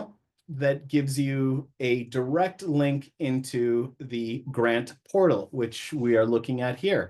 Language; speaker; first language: English; native; English